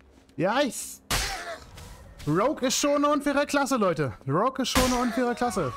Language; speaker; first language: German; native; German